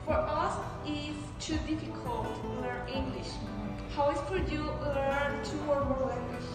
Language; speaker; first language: English; non-native, learner; Spanish